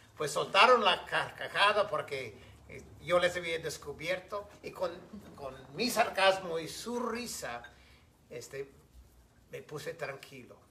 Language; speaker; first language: Spanish; non-native, fluent; English